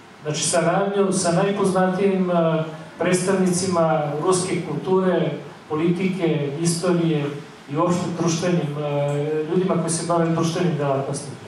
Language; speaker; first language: Bosnian; native; Bosnian